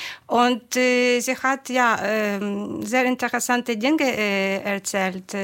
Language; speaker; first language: German; non-native, fluent; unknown